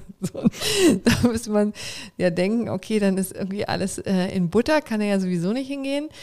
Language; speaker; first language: German; native; German